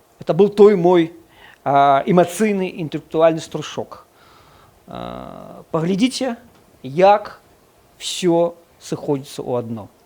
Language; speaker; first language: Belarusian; non-native, local second language; Russian